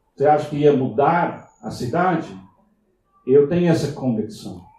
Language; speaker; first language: Portuguese; non-native, fluent; English